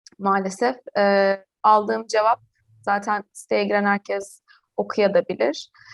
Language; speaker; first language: Turkish; native; Turkish